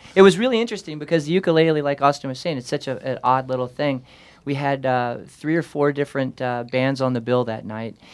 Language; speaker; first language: English; native; English